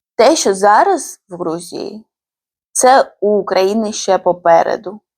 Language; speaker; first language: Ukrainian; non-native, fluent; Georgian